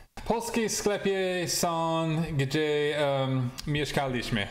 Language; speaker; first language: Polish; non-native, learner; English